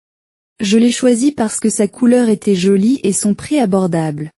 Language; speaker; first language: French; non-native, learner; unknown